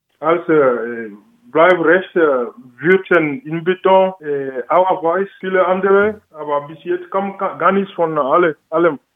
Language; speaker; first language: German; non-native, learner; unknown